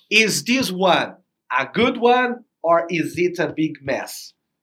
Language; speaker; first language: English; non-native, fluent; Portuguese